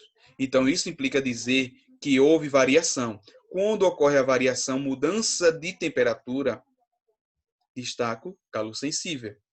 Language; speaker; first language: Portuguese; native; Portuguese